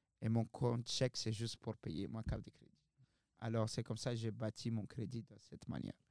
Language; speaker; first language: French; non-native, local second language; Arabic